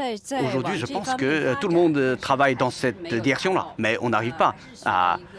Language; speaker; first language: French; non-native, fluent; Chinese